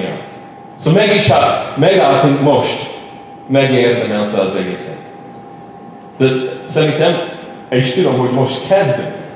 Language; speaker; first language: Hungarian; non-native, learner; English